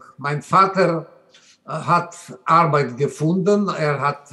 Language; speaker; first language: German; non-native, learner; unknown